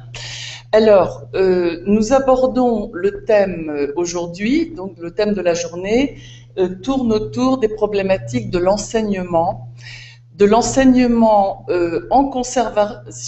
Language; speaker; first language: French; native; French